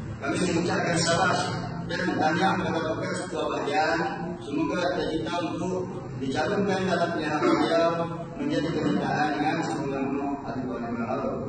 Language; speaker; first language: Malay; native; Malay